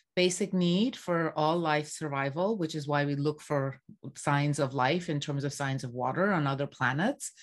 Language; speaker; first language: English; non-native, local second language; Bangla